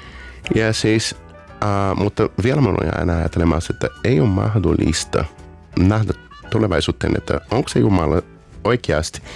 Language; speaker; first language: Finnish; non-native, fluent; Portuguese